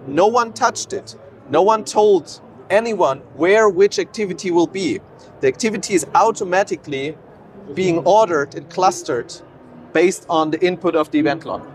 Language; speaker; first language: English; non-native, fluent; German